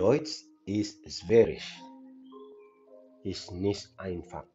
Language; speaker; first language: German; non-native, learner; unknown